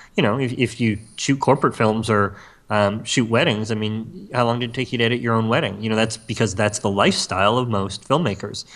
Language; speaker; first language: English; native; English